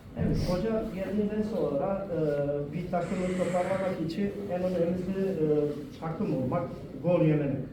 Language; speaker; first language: Turkish; non-native, fluent; Bosnian